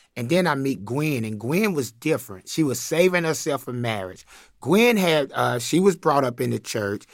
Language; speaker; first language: English; native; English